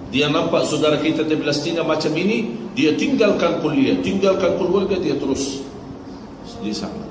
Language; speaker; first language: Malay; non-native, fluent; Arabic